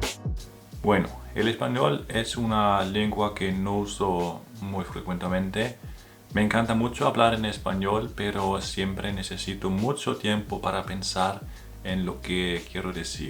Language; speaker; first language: Spanish; non-native, fluent; German